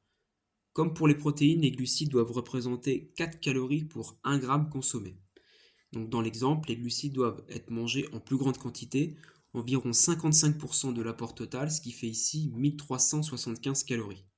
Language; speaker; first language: French; native; French